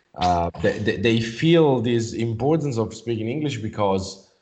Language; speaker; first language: English; non-native, fluent; Italian